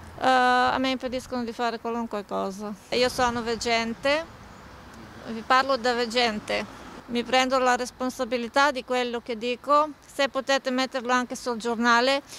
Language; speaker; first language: Italian; non-native, fluent; Bulgarian